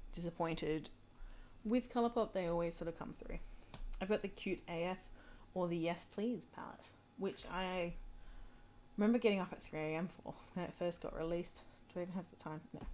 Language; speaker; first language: English; native; English